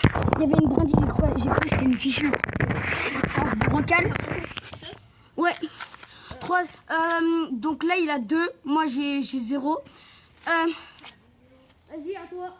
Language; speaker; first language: French; native; French